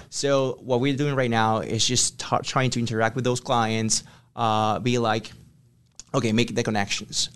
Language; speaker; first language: English; non-native, fluent; Spanish